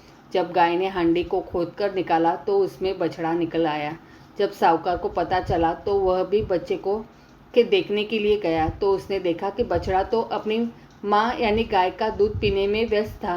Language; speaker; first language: Hindi; native; Hindi